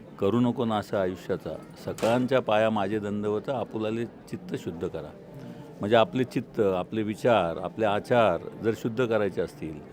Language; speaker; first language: Marathi; native; Marathi